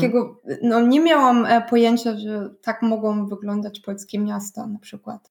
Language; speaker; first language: Polish; non-native, learner; German